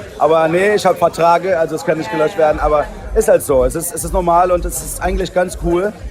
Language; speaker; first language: German; early bilingual, heritage; Portuguese